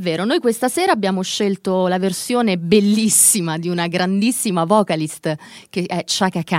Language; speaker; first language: Italian; native; Italian